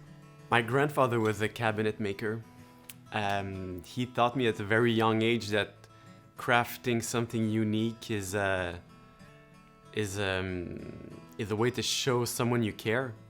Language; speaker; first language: English; non-native, local second language; French